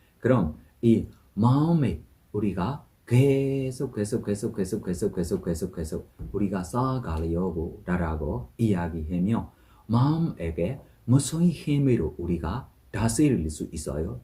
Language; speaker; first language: Korean; non-native, fluent; Burmese